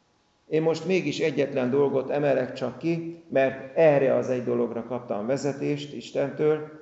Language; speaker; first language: Hungarian; native; Hungarian